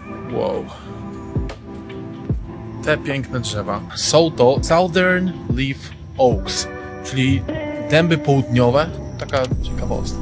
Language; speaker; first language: Polish; native; Polish